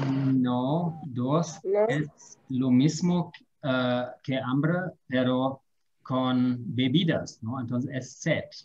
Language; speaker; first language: Spanish; non-native, fluent; German